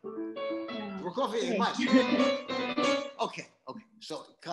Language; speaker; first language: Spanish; non-native, learner; English